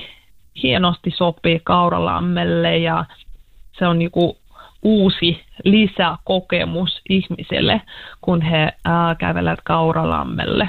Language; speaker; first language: Finnish; non-native, fluent; Russian